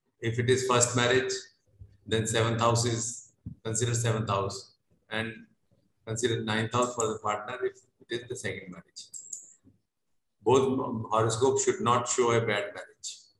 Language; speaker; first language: English; non-native, local second language; Hindi